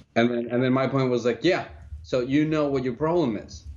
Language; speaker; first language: English; non-native, fluent; Spanish